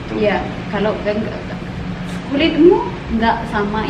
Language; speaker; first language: Indonesian; non-native, learner; Amharic